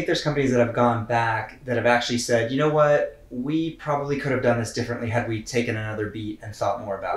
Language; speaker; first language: English; native; English